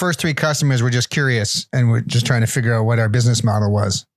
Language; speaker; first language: English; native; English